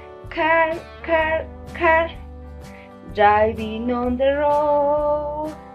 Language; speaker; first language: English; non-native, fluent; Spanish